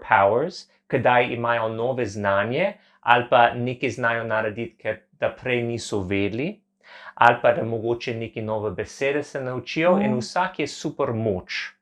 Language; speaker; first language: Slovenian; non-native, learner; English